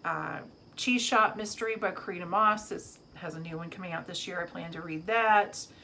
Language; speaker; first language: English; native; English